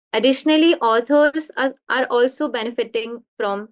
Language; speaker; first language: English; non-native, local second language; Hindi